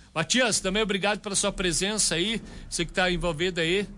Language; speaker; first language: Portuguese; native; Portuguese